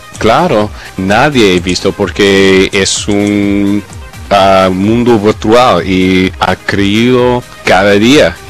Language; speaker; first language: Spanish; non-native, learner; English